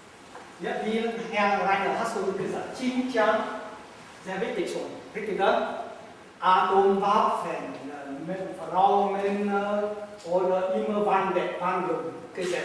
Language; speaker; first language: German; non-native, learner; Vietnamese